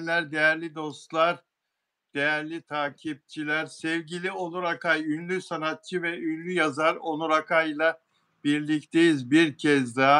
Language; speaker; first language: Turkish; native; Turkish